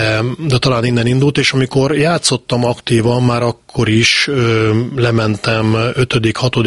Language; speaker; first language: Hungarian; native; Hungarian